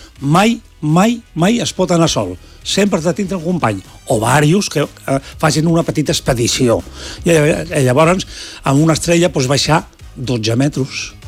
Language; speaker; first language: Catalan; native; Catalan